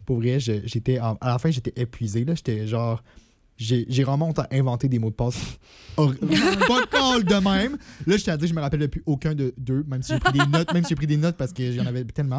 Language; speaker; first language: French; native; French